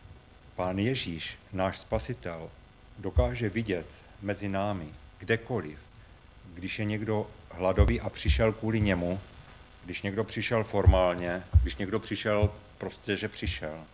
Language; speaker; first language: Czech; native; Czech